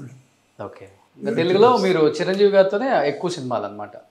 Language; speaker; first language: Telugu; native; Telugu